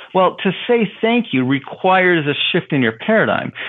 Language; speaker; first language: English; native; English